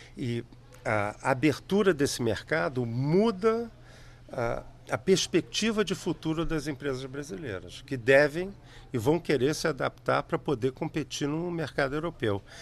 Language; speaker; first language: Portuguese; native; Portuguese